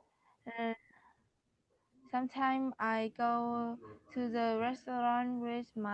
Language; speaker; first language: English; non-native, learner; Vietnamese